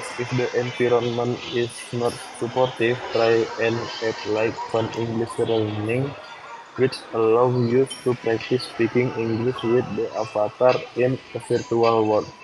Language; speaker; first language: English; non-native, learner; Indonesian